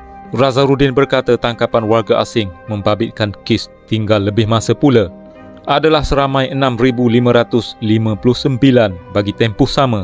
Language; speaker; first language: Malay; native; Malay